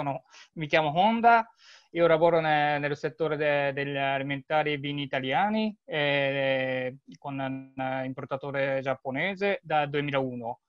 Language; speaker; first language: Italian; non-native, learner; Japanese